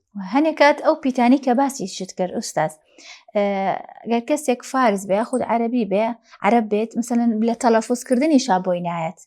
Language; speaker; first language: Central Kurdish; native; Central Kurdish